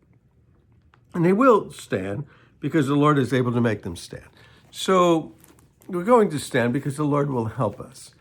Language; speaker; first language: English; native; English